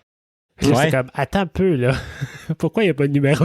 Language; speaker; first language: French; native; French